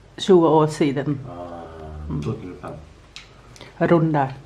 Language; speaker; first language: Swedish; non-native, learner; Thai